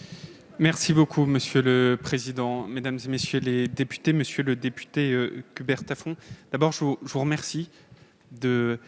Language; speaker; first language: French; native; French